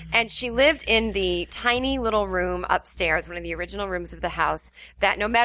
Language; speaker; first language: English; native; English